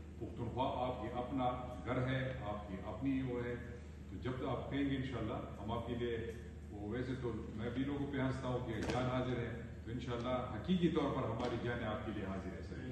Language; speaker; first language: Urdu; non-native, local second language; Pashto